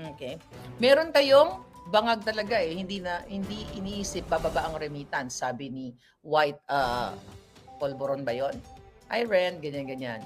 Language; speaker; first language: Filipino; native; Filipino